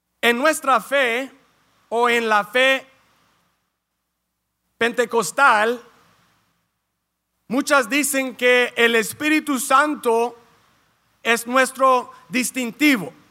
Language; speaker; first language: Spanish; early bilingual, heritage; Spanish